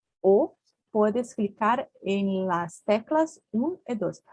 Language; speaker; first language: Spanish; non-native, learner; Portuguese